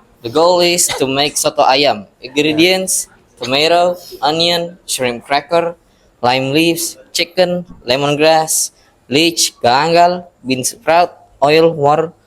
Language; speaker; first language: English; non-native, learner; Indonesian